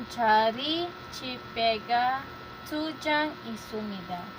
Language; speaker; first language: Korean; non-native, learner; Filipino